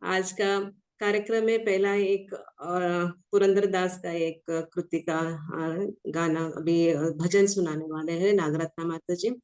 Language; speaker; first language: Hindi; non-native, local second language; Kannada